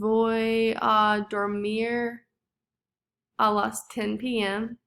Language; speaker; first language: Spanish; non-native, learner; English